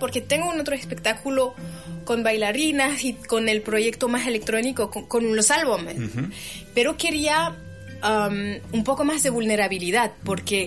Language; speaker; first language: Spanish; non-native, fluent; French